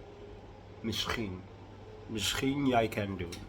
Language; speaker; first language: Dutch; non-native, learner; English